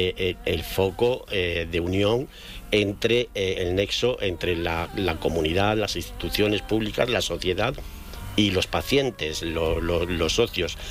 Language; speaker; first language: Spanish; native; Spanish